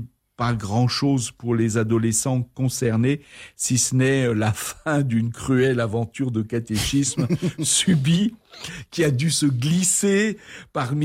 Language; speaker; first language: French; native; French